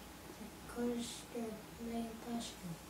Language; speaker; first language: English; non-native, learner; Greek